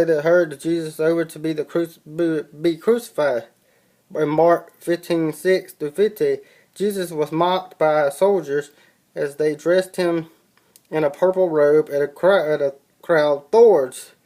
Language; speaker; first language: English; native; English